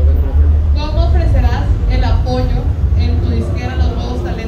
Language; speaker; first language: Spanish; native; Spanish